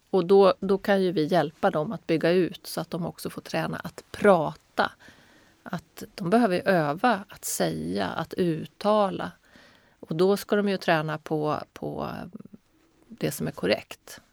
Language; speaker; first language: Swedish; native; Swedish